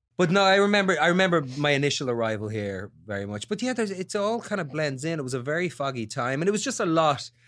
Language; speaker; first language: English; native; English